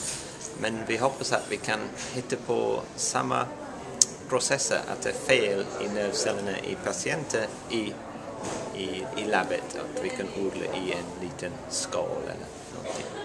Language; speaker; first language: Swedish; non-native, learner; English